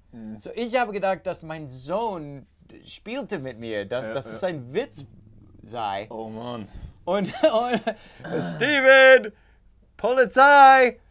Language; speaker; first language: German; non-native, learner; English